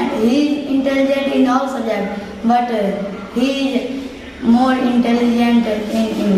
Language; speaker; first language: English; non-native, learner; Hindi